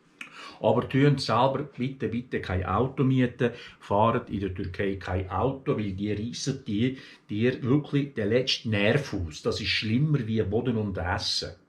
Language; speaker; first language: German; early bilingual, other home language; Turkish